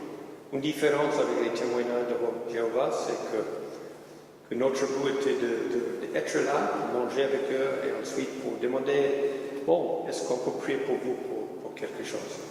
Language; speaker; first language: French; non-native, fluent; English